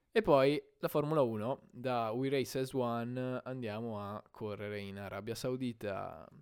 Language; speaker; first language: Italian; native; Italian